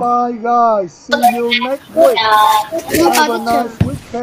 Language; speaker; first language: English; non-native, fluent; Vietnamese